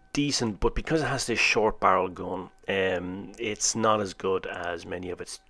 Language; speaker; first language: English; native; English